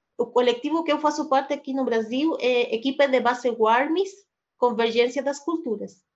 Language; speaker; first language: Portuguese; non-native, fluent; Spanish